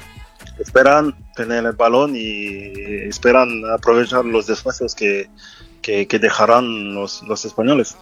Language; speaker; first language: Spanish; non-native, fluent; French